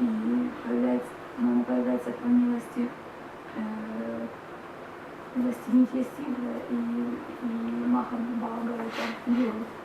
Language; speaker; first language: Russian; native; Russian